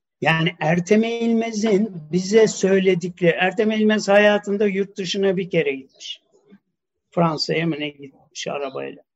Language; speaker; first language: Turkish; early bilingual, heritage; Turkish